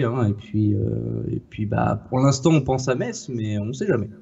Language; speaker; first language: French; native; French